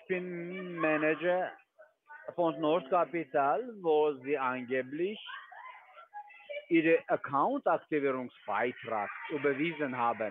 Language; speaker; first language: German; non-native, fluent; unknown